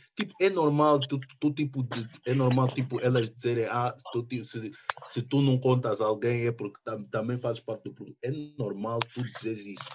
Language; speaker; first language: Portuguese; early bilingual, heritage; Portuguese